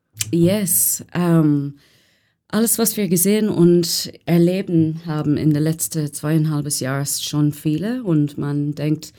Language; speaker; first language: German; non-native, learner; English